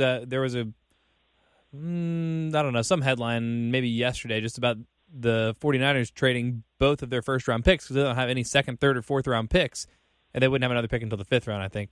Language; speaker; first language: English; native; English